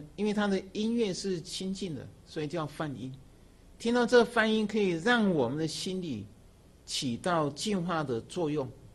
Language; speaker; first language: Chinese; native; Chinese